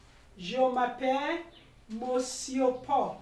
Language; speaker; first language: French; non-native, learner; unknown